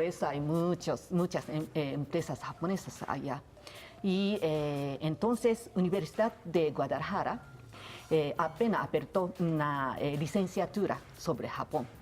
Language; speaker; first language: Spanish; non-native, learner; Japanese